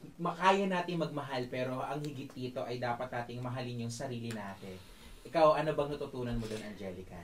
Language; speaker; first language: Filipino; native; Filipino